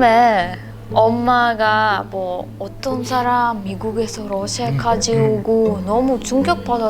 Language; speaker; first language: Korean; non-native, learner; Russian